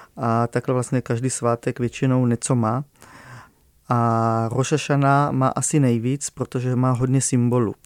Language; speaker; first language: Czech; non-native, fluent; Hebrew